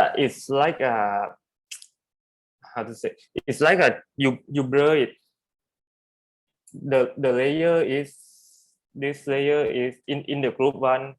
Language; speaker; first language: English; non-native, learner; Thai